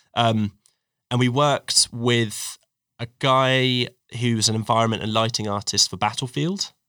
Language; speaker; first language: English; native; English